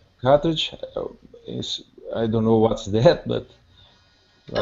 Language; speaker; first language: English; non-native, learner; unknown